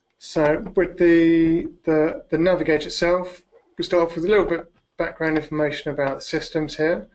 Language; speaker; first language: English; native; English